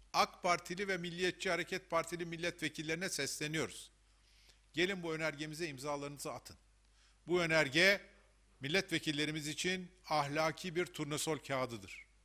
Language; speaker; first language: Turkish; native; Turkish